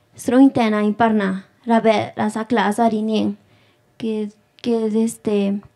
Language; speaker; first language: Spanish; non-native, local second language; Zapotec